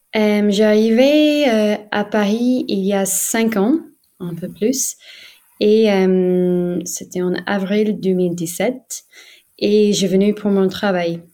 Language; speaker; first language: French; non-native, fluent; English